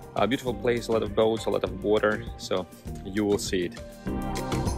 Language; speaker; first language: English; non-native, fluent; Ukrainian